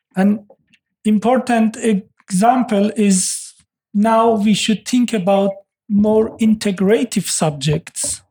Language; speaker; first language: English; non-native, fluent; Persian